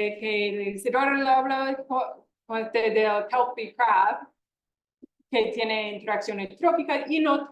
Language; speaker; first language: Spanish; non-native, fluent; English